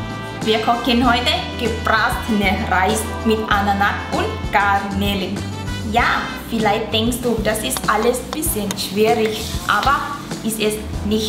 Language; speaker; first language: German; non-native, learner; Thai